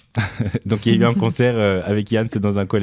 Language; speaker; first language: French; native; French